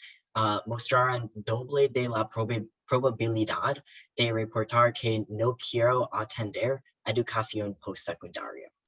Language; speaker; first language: Spanish; non-native, learner; English